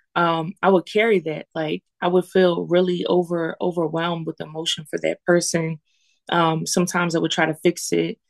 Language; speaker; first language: English; native; English